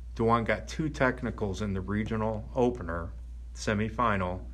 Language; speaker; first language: English; native; English